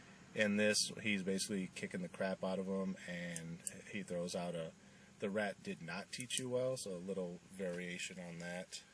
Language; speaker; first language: English; native; English